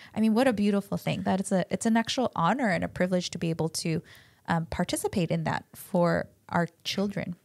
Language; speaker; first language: English; early bilingual, other home language; Korean